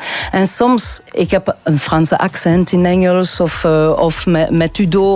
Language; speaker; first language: Dutch; non-native, local second language; French